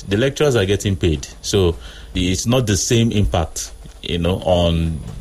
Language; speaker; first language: English; non-native, local second language; Yoruba